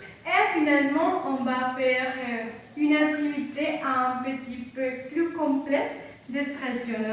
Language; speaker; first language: French; non-native, fluent; Spanish